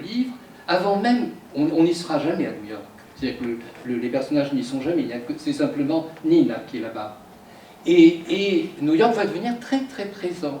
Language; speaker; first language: French; native; French